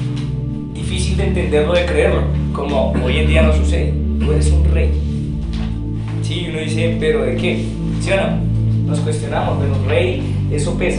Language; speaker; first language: Spanish; native; Spanish